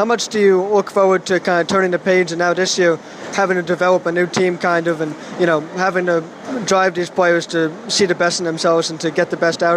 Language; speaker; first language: English; native; English